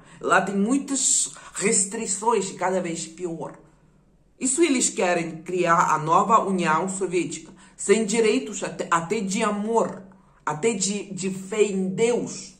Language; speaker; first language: Portuguese; non-native, fluent; Ukrainian